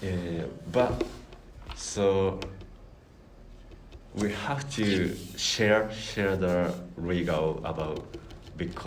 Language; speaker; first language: English; non-native, learner; Japanese